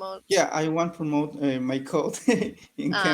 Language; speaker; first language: English; non-native, learner; Spanish